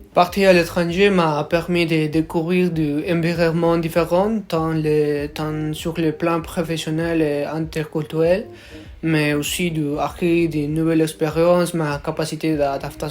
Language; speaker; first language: French; non-native, learner; Spanish